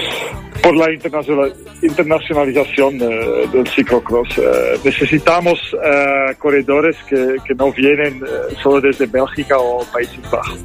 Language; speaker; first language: Spanish; non-native, fluent; Dutch